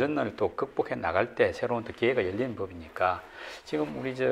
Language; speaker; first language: Korean; native; Korean